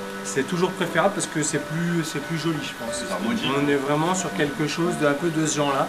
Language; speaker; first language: French; native; French